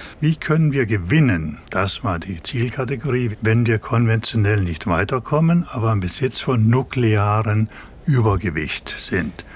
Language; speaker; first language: German; native; German